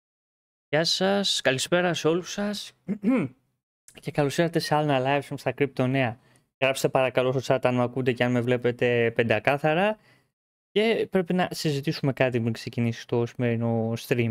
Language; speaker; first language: Greek; native; Greek